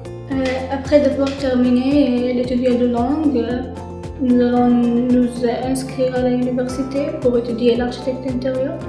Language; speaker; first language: French; non-native, learner; Arabic